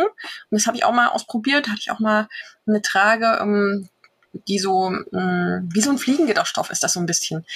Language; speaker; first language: German; native; German